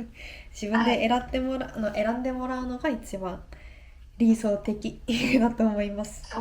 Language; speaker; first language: Japanese; non-native, fluent; Korean